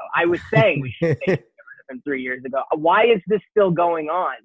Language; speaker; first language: English; native; English